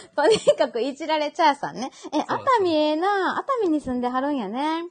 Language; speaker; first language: Japanese; native; Japanese